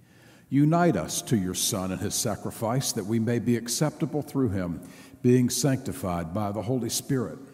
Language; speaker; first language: English; native; English